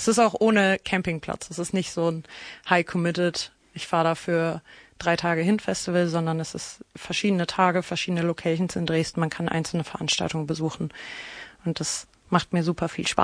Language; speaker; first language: German; native; German